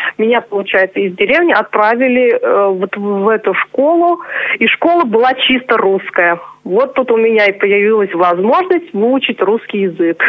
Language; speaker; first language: Russian; non-native, local second language; Chuvash